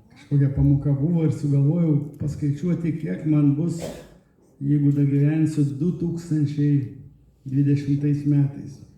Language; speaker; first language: Lithuanian; native; Lithuanian